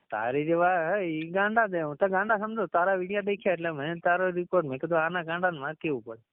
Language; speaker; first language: Gujarati; native; Gujarati